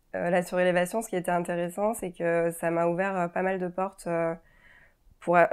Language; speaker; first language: French; native; French